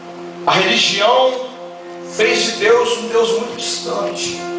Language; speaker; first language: Portuguese; native; Portuguese